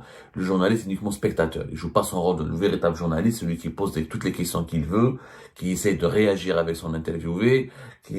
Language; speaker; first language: French; non-native, local second language; Arabic